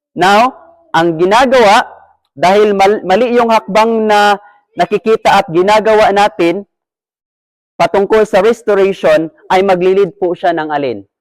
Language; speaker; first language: Filipino; native; Filipino